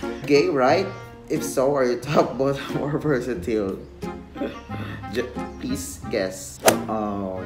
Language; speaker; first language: English; non-native, local second language; Filipino